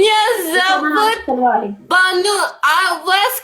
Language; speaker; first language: Russian; non-native, local second language; Uzbek